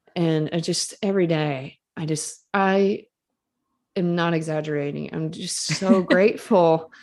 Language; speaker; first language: English; native; English